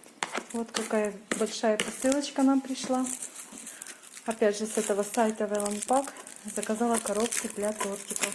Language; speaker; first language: Russian; native; Russian